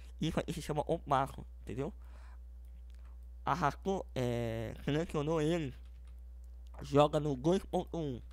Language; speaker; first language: Portuguese; native; Portuguese